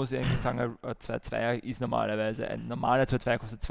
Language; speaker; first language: German; native; German